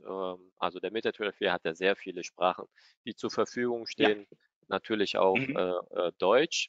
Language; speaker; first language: German; native; German